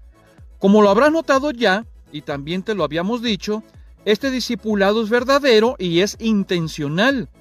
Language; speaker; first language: Spanish; native; Spanish